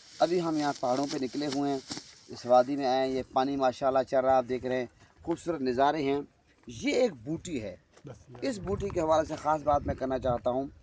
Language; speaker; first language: Urdu; non-native, local second language; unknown